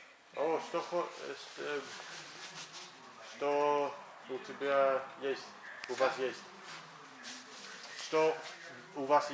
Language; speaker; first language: Russian; non-native, learner; English